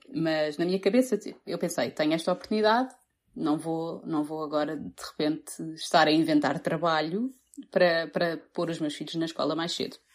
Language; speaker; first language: Portuguese; native; Portuguese